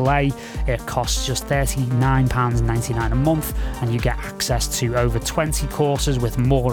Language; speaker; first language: English; native; English